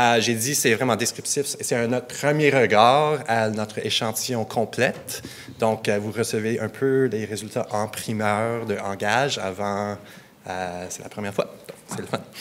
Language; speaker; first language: French; non-native, local second language; English